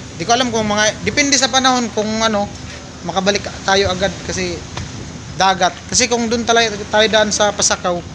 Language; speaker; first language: Filipino; native; Filipino